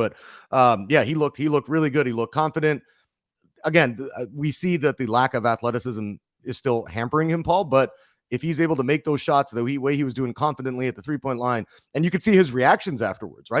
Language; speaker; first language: English; native; English